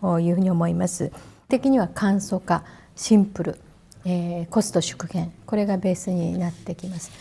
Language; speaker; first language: Japanese; native; Japanese